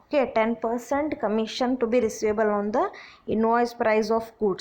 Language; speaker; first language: English; non-native, local second language; Kannada